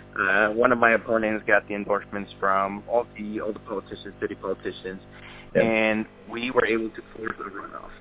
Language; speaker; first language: English; early bilingual, other home language; Spanish